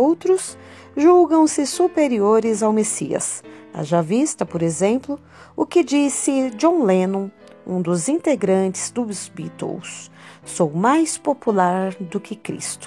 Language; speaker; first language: Portuguese; native; Portuguese